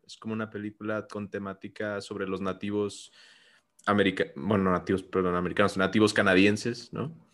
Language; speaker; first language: Spanish; native; Spanish